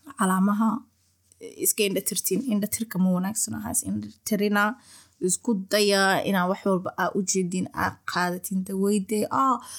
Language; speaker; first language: Somali; early bilingual, heritage; Somali